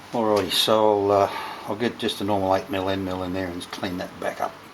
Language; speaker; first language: English; native; English